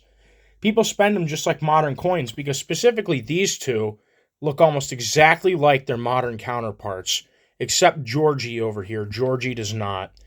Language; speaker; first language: English; native; English